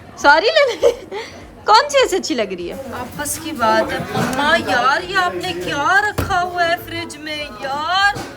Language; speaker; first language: Urdu; non-native, local second language; Punjabi